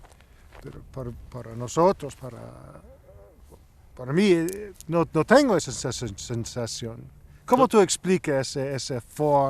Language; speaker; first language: Spanish; non-native, learner; English